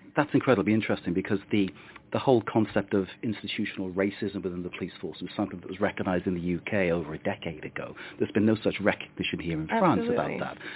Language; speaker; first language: English; native; English